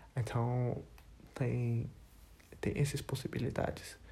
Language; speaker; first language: Portuguese; non-native, learner; English